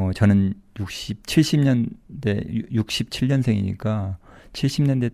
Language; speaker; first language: Korean; native; Korean